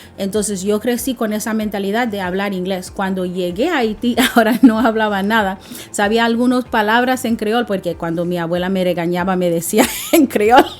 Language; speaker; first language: Spanish; non-native, fluent; English